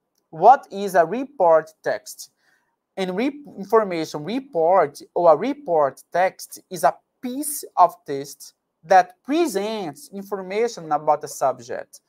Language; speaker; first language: English; non-native, fluent; Portuguese